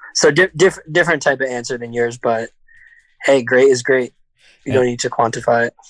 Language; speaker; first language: English; native; English